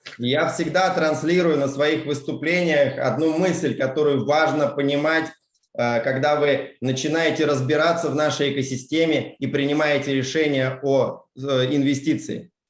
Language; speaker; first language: Russian; native; Russian